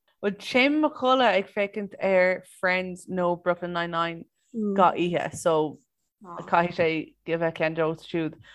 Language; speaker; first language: Irish; non-native, local second language; English